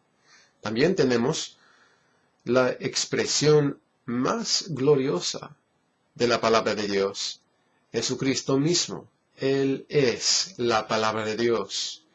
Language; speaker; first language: Spanish; non-native, fluent; English